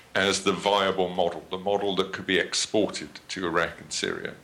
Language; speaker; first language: English; native; English